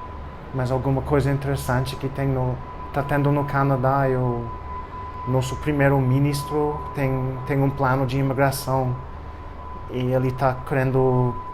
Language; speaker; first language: Portuguese; non-native, fluent; English